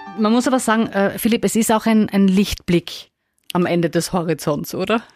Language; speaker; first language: German; native; German